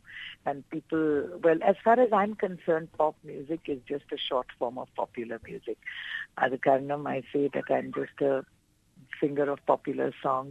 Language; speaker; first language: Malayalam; non-native, local second language; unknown